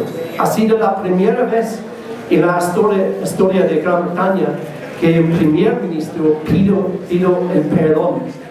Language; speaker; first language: Spanish; non-native, learner; English